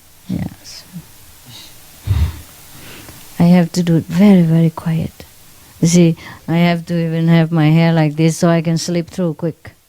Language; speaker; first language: English; non-native, fluent; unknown